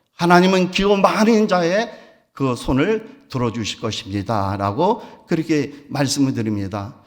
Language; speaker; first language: Korean; native; Korean